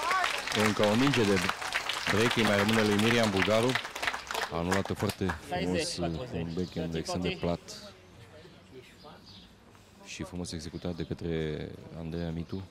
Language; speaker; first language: Romanian; native; Romanian